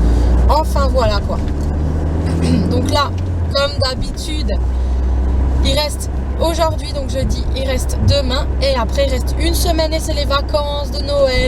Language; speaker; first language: French; native; French